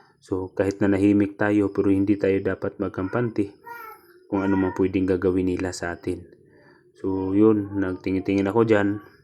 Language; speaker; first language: Filipino; non-native, local second language; Cebuano